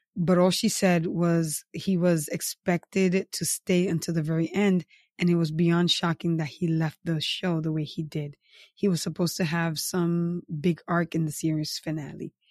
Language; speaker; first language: English; native; English